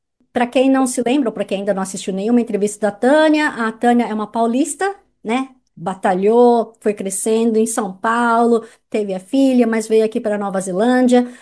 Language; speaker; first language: Portuguese; native; Portuguese